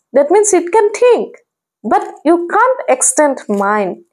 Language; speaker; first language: English; non-native, local second language; Assamese